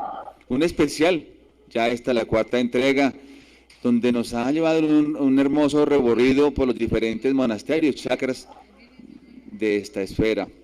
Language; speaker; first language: Spanish; native; Spanish